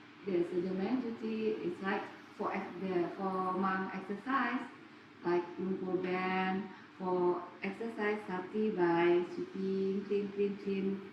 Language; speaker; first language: English; non-native, learner; Indonesian